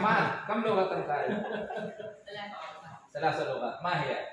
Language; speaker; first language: Arabic; non-native, fluent; Urdu